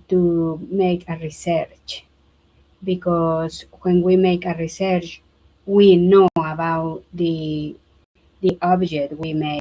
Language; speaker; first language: English; non-native, learner; Spanish